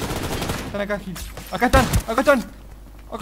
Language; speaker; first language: Spanish; native; Spanish